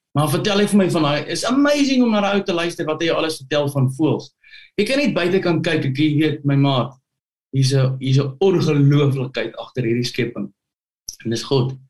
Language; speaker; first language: Afrikaans; native; Afrikaans